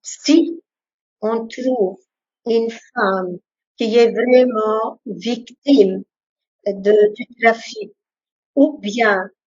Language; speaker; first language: French; non-native, local second language; Arabic